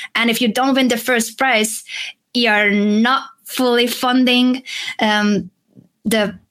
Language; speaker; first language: English; non-native, fluent; Hungarian